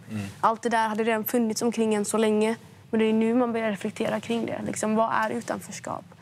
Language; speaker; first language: Swedish; early bilingual, other home language; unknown